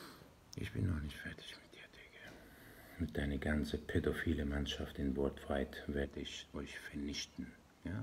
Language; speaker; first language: German; non-native, learner; Persian